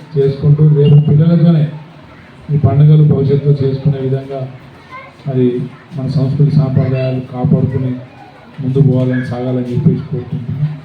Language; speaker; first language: Telugu; non-native, local second language; Lambadi